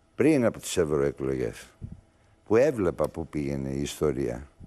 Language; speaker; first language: Greek; native; Greek